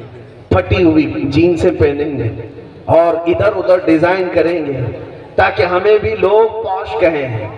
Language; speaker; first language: Urdu; native; Urdu